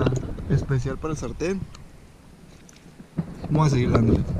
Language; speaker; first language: Spanish; native; Spanish